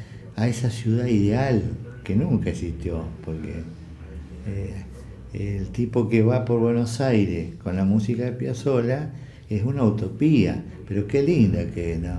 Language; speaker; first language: Spanish; native; Spanish